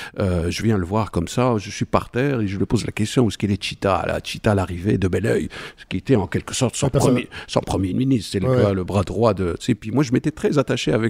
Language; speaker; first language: French; non-native, local second language; Arabic